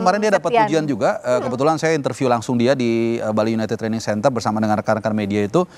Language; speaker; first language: Indonesian; native; Indonesian